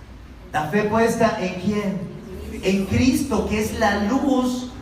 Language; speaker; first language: Spanish; native; Spanish